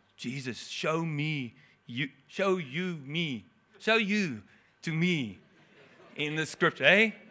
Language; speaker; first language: English; non-native, local second language; Afrikaans